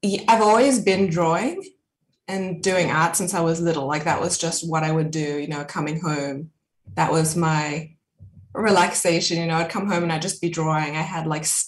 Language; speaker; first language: English; native; English